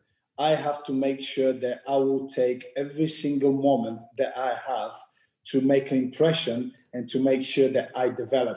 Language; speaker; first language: English; non-native, fluent; Bulgarian